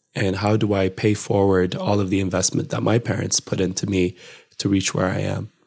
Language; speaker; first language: English; non-native, fluent; Amharic